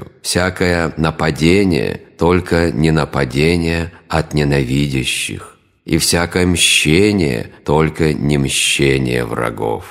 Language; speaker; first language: Russian; native; Russian